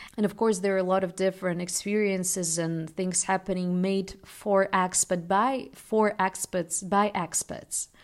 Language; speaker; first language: English; non-native, fluent; Russian